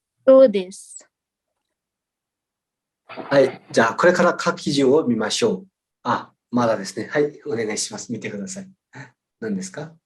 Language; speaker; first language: Japanese; non-native, fluent; Nepali